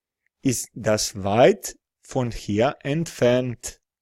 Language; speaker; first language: German; non-native, fluent; Serbian